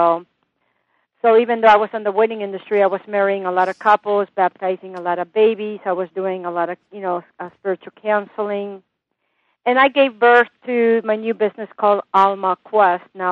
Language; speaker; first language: English; non-native, fluent; Italian